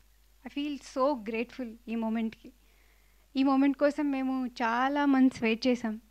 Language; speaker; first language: Telugu; non-native, fluent; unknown